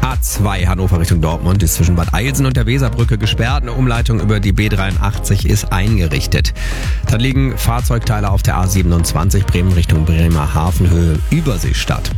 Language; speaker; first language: German; native; German